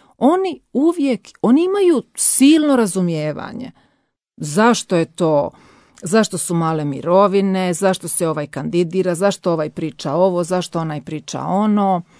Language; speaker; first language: Croatian; native; Croatian